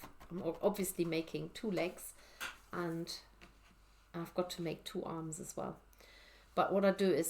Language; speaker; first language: English; native; English